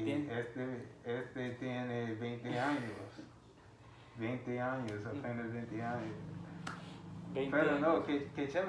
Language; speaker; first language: Spanish; non-native, fluent; English